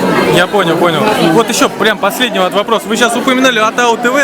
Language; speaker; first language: Russian; native; Russian